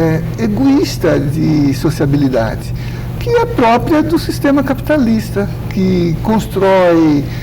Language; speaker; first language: Portuguese; native; Portuguese